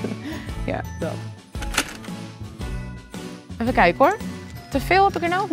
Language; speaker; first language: Dutch; native; Dutch